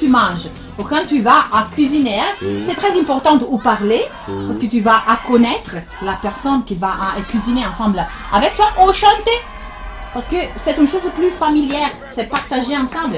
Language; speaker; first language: French; non-native, learner; Italian